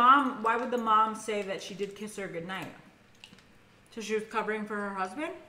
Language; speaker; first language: English; native; English